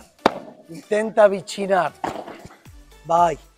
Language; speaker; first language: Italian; non-native, learner; Spanish